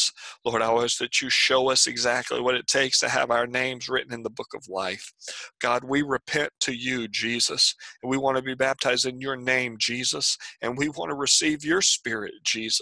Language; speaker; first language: English; native; English